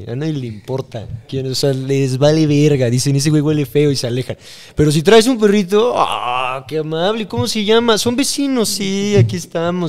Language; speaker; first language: Spanish; native; Spanish